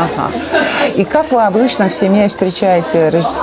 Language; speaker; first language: Russian; non-native, local second language; Latvian